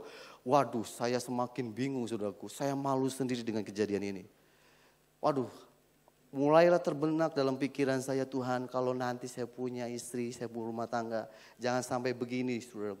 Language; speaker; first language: Indonesian; native; Indonesian